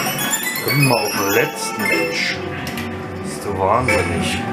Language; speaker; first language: German; native; German